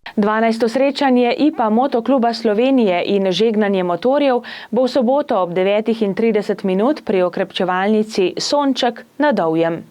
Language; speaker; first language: Slovenian; native; Slovenian